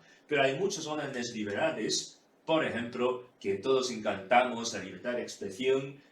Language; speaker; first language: Spanish; non-native, fluent; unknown